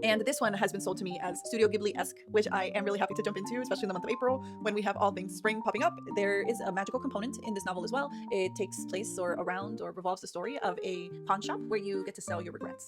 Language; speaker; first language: English; native; English